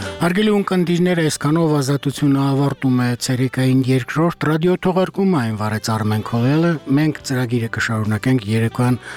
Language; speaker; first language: Armenian; native; Armenian